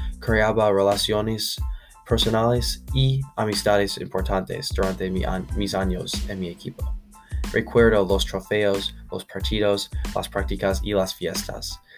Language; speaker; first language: Spanish; non-native, learner; English